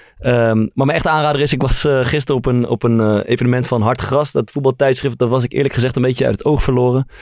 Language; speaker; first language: Dutch; native; Dutch